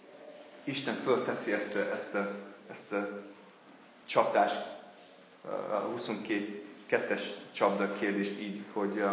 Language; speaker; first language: Hungarian; non-native, fluent; English